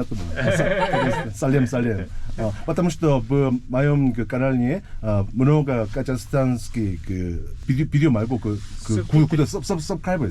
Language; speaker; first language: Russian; non-native, learner; Korean